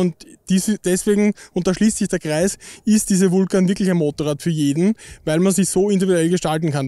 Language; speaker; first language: German; native; German